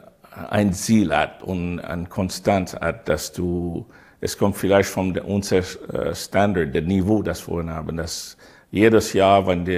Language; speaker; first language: German; non-native, learner; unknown